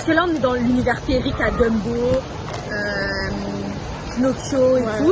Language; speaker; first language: French; native; French